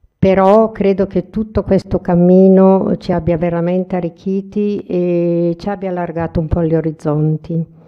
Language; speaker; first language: Italian; native; Italian